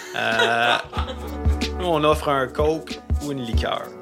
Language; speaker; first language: French; native; French